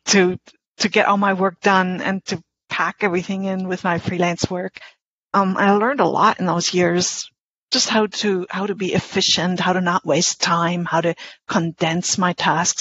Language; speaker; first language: English; non-native, fluent; German